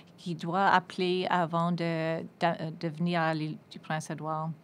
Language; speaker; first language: French; non-native, fluent; English